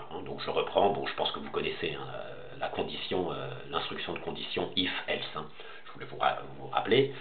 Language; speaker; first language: French; native; French